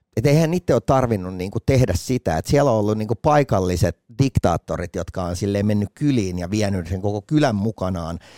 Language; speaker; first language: Finnish; native; Finnish